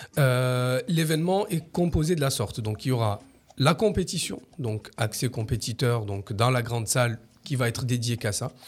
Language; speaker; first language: French; native; French